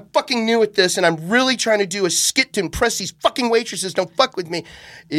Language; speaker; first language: English; native; English